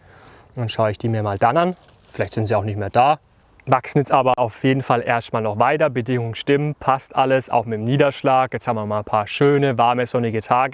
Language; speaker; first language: German; native; German